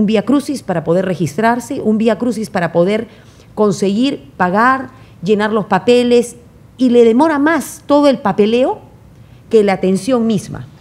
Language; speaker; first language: Spanish; native; Spanish